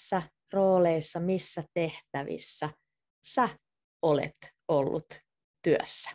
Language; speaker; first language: Finnish; native; Finnish